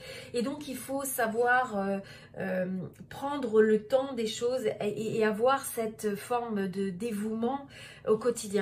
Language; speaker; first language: French; native; French